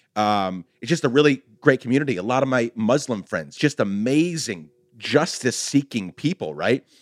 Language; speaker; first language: English; native; English